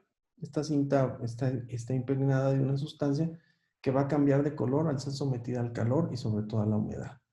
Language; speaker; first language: Spanish; native; Spanish